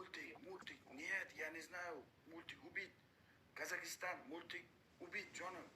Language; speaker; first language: Russian; non-native, learner; Uzbek